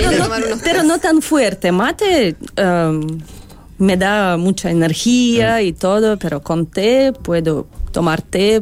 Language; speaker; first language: Spanish; non-native, learner; Russian